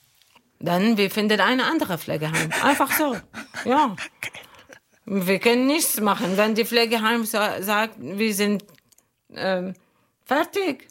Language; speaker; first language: German; non-native, learner; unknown